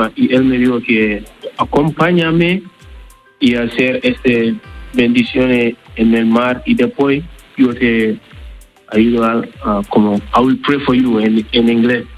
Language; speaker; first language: Spanish; non-native, learner; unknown